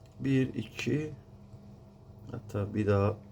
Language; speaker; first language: Turkish; non-native, learner; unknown